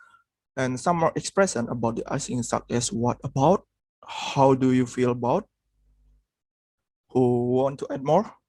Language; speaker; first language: English; non-native, learner; Indonesian